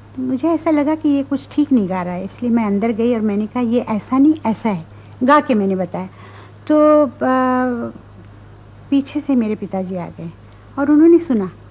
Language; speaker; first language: Hindi; non-native, local second language; Marathi